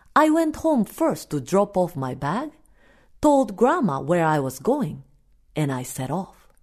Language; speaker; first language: English; non-native, fluent; Japanese